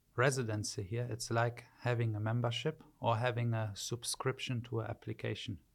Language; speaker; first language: English; early bilingual, other home language; German